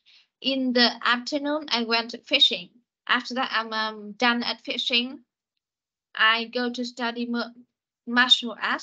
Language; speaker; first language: English; non-native, fluent; Vietnamese